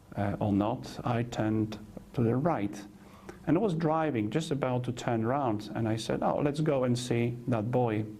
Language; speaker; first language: English; non-native, fluent; Polish